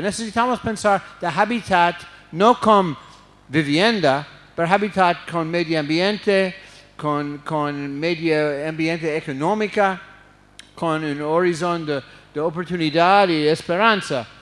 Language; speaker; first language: Spanish; non-native, fluent; English